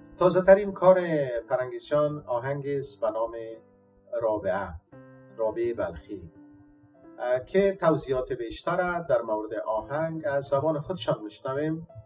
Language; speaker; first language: Persian; native; Persian